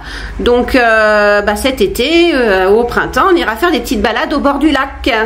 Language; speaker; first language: French; native; French